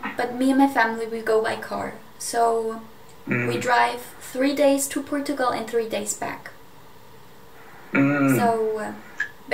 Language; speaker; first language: English; non-native, fluent; German